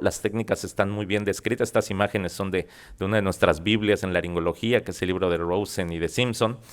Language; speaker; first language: Spanish; native; Spanish